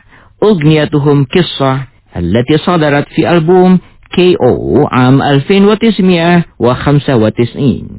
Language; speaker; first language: Arabic; non-native, fluent; Indonesian